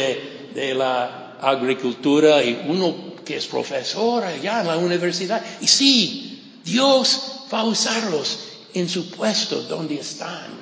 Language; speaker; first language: Spanish; non-native, fluent; English